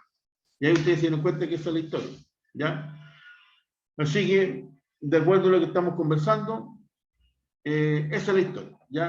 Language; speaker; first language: Spanish; native; Spanish